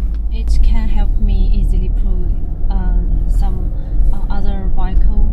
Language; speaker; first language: English; non-native, learner; Chinese